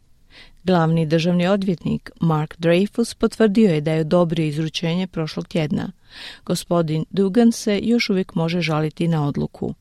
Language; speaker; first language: Croatian; native; Croatian